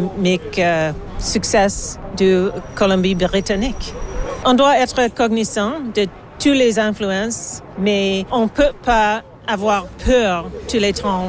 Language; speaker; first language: French; non-native, local second language; English